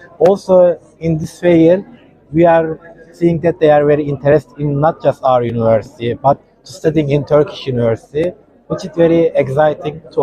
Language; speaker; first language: English; non-native, fluent; Turkish